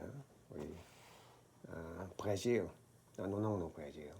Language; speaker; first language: French; non-native, learner; Korean